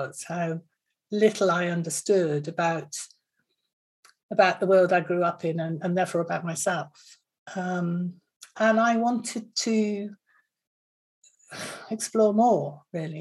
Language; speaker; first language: English; native; English